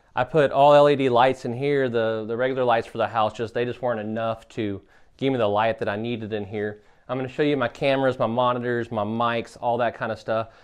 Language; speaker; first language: English; native; English